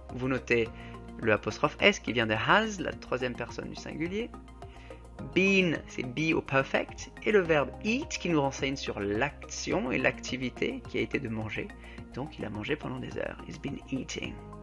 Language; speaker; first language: French; native; French